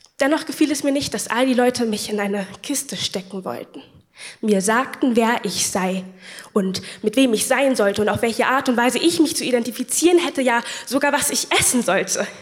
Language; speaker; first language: German; native; German